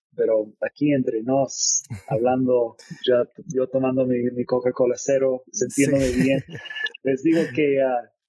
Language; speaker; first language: Spanish; non-native, fluent; English